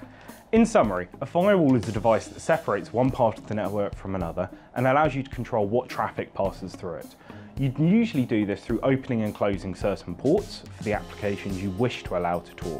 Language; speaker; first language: English; native; English